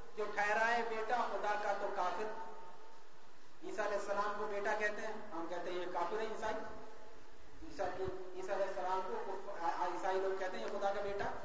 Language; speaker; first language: Urdu; native; Urdu